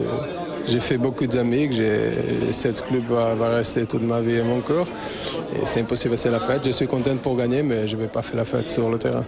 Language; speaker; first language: French; non-native, fluent; Portuguese